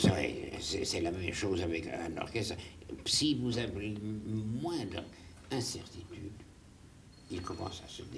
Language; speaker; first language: French; non-native, fluent; German